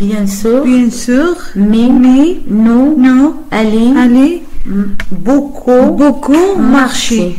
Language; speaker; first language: French; non-native, learner; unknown